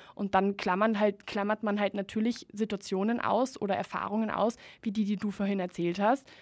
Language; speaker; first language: German; non-native, fluent; Spanish